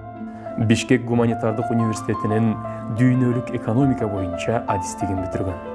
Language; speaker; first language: Kyrgyz; native; Kyrgyz